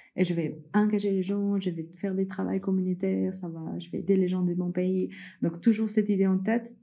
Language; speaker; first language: French; early bilingual, other home language; Spanish